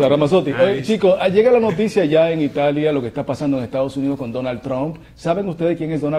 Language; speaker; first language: Spanish; native; Spanish